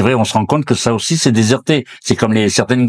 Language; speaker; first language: French; native; French